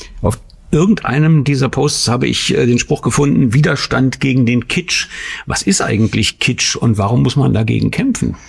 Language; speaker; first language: German; native; German